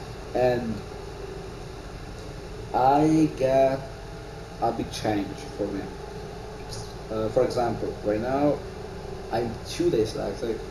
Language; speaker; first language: English; non-native, learner; Italian